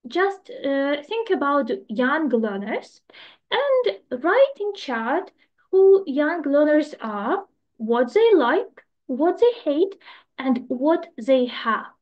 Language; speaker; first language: English; non-native, fluent; Ukrainian